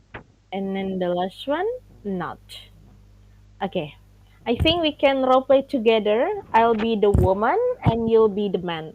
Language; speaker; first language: English; non-native, fluent; Indonesian